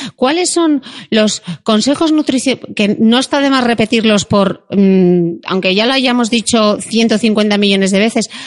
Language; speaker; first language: Spanish; native; Spanish